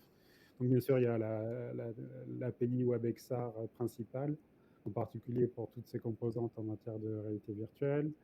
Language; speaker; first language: French; native; French